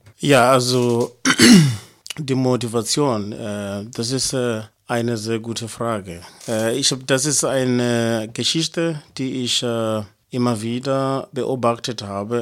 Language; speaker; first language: German; non-native, fluent; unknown